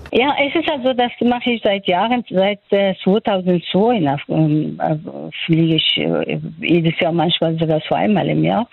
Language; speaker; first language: German; non-native, fluent; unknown